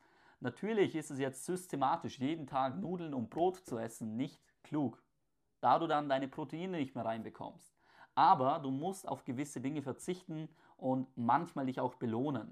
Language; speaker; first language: German; native; German